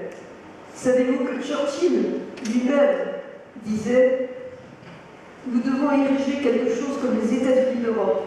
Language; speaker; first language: French; native; French